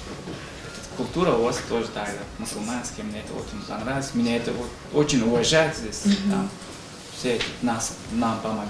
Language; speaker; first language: Russian; non-native, learner; Uzbek